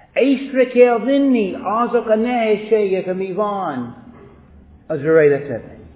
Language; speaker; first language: Hungarian; non-native, fluent; English